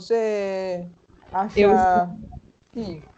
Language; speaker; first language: Portuguese; non-native, fluent; Italian